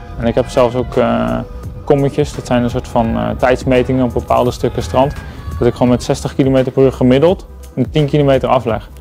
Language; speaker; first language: Dutch; native; Dutch